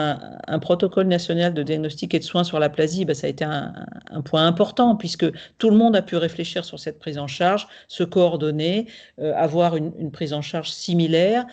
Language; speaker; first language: French; native; French